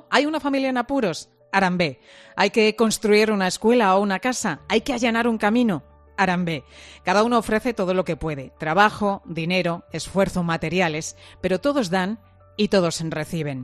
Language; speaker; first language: Spanish; native; Spanish